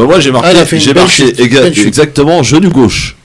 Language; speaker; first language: French; native; French